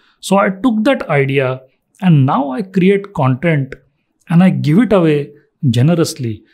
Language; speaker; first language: English; non-native, local second language; Marathi